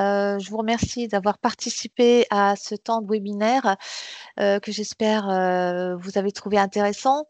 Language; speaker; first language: French; native; French